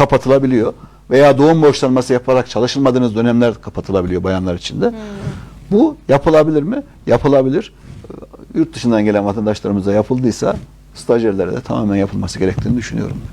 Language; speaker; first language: Turkish; native; Turkish